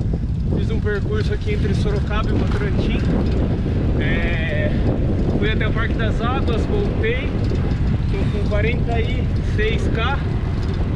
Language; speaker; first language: Portuguese; native; Portuguese